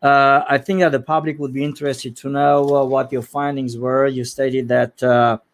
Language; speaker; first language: English; non-native, fluent; Romanian